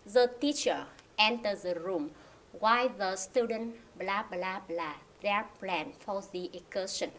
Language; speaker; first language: English; non-native, fluent; Vietnamese